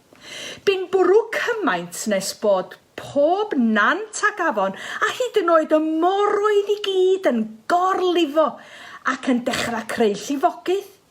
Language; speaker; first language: Welsh; native; Welsh